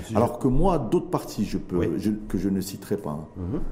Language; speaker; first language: French; non-native, local second language; Arabic